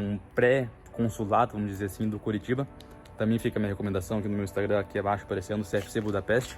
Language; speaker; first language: Portuguese; native; Portuguese